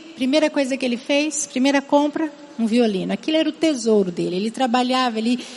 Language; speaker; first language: Portuguese; native; Portuguese